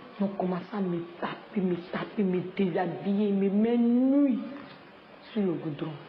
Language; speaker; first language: French; non-native, local second language; Dyula